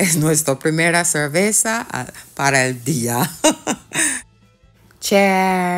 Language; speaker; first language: Spanish; non-native, fluent; English